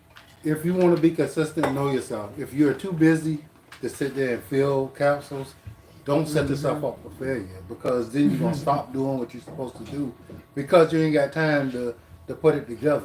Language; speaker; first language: English; native; English